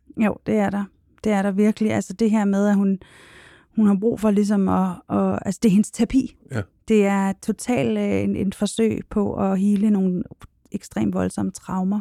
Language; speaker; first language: Danish; native; Danish